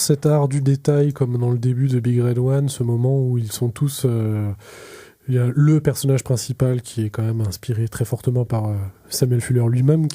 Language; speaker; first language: French; native; French